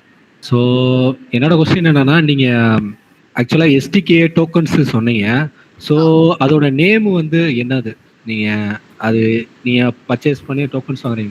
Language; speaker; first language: Tamil; native; Tamil